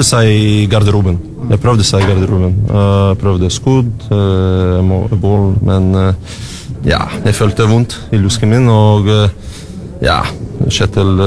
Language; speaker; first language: Norwegian; non-native, fluent; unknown